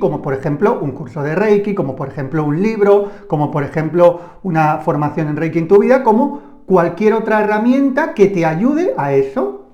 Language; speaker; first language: Spanish; native; Spanish